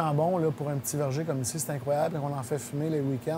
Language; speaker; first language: French; native; French